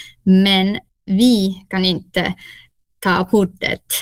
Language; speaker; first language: Swedish; non-native, local second language; Finnish